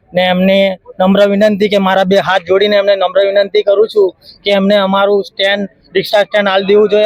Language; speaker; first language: Gujarati; native; Gujarati